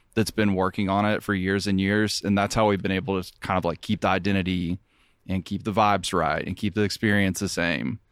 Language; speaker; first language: English; native; English